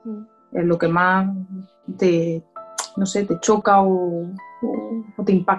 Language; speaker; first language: Spanish; native; Spanish